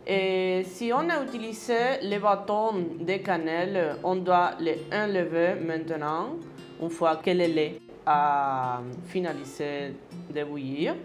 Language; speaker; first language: French; non-native, learner; Spanish